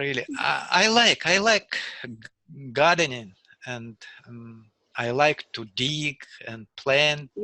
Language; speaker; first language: English; non-native, learner; Russian